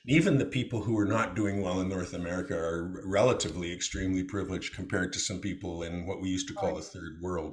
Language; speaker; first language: English; native; English